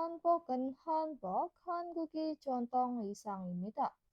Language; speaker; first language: Korean; non-native, fluent; Indonesian